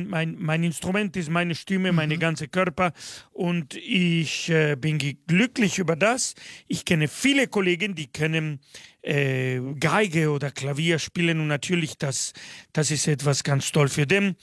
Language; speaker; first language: German; non-native, fluent; Spanish